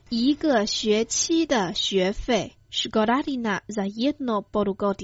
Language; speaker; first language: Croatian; non-native, fluent; Chinese